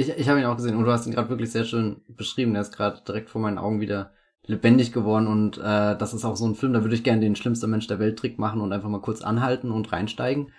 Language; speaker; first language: German; native; German